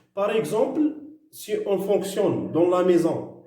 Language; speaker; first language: French; non-native, local second language; Arabic